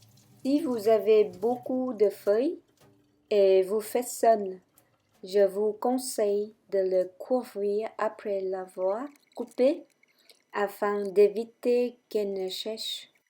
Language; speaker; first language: French; non-native, fluent; Vietnamese